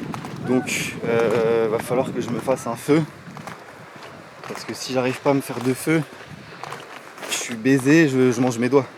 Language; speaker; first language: French; native; French